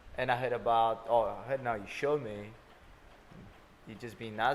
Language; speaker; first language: English; non-native, fluent; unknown